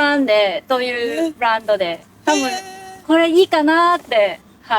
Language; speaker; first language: Japanese; non-native, learner; Cantonese